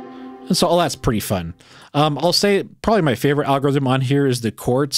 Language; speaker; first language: English; native; English